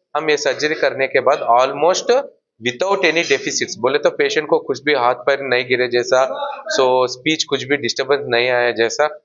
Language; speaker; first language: Hindi; non-native, local second language; Telugu